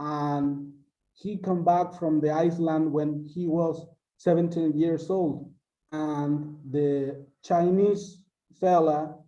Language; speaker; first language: English; non-native, learner; Spanish